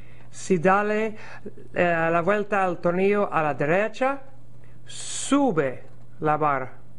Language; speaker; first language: Spanish; non-native, learner; English